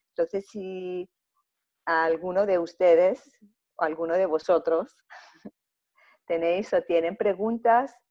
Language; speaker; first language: Spanish; non-native, fluent; Greek